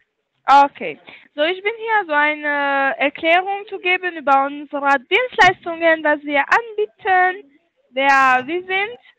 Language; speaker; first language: German; non-native, learner; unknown